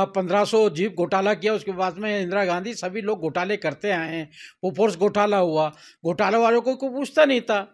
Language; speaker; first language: Hindi; native; Hindi